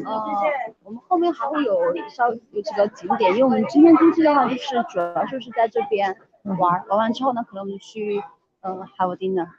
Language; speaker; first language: Chinese; native; Chinese